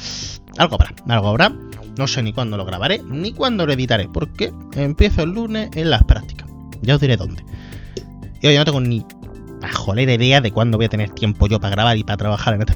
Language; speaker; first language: Spanish; native; Spanish